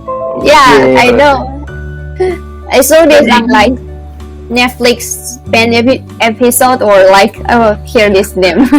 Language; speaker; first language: English; non-native, learner; Chinese